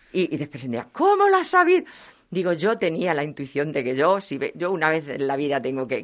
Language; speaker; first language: Spanish; non-native, local second language; Catalan